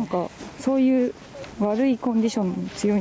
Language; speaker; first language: Japanese; native; Japanese